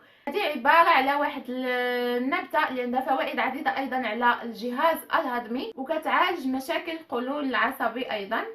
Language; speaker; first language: Arabic; native; Arabic